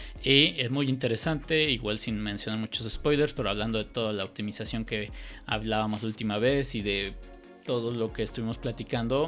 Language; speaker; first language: Spanish; native; Spanish